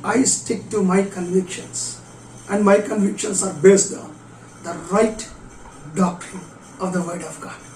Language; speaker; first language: English; non-native, local second language; Telugu